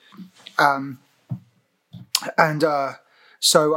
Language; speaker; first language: English; native; English